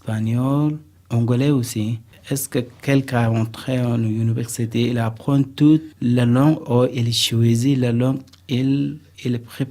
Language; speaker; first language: French; non-native, learner; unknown